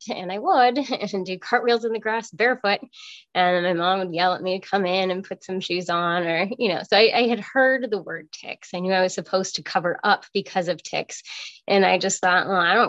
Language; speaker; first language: English; native; English